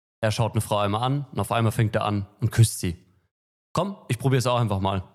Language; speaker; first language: German; native; German